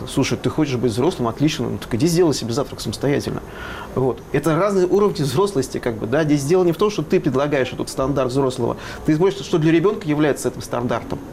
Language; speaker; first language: Russian; native; Russian